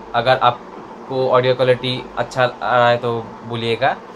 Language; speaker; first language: Hindi; non-native, local second language; Bangla